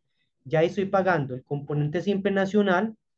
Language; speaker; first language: Spanish; native; Spanish